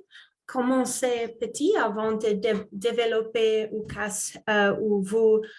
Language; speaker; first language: French; non-native, fluent; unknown